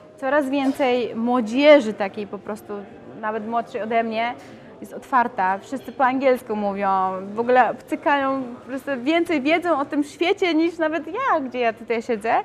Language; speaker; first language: Polish; early bilingual, other home language; Mongolian